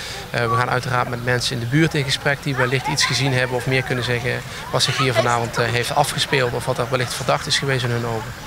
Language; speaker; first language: Dutch; native; Dutch